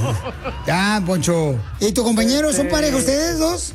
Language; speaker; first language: Spanish; native; Spanish